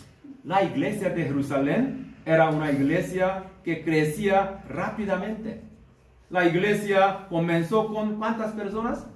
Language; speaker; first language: Spanish; non-native, learner; Korean